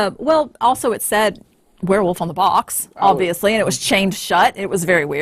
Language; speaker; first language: English; native; English